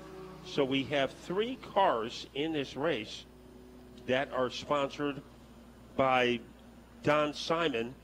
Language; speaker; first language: English; native; English